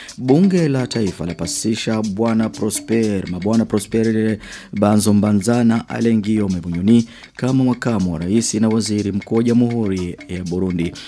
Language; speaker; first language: Swahili; non-native, local second language; Rundi